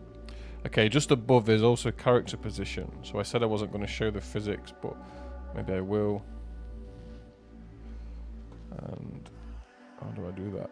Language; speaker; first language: English; native; English